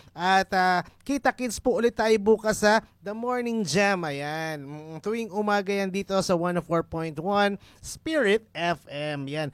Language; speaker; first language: Filipino; native; Filipino